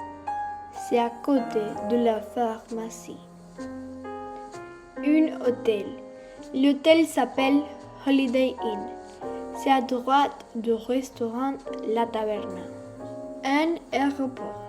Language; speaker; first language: French; non-native, learner; Spanish